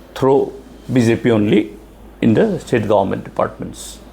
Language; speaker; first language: English; non-native, local second language; Bangla